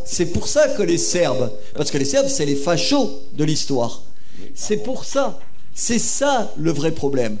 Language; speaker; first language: French; native; French